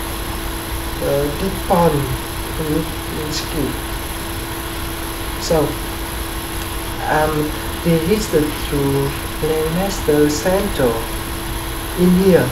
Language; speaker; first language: English; non-native, learner; Vietnamese